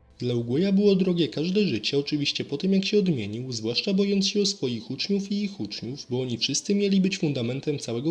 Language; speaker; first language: Polish; native; Polish